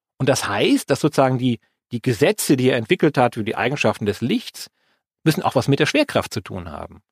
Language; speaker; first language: German; native; German